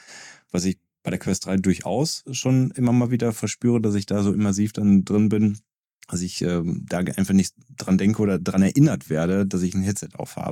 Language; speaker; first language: German; native; German